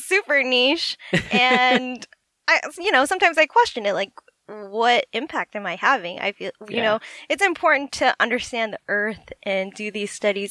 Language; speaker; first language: English; native; English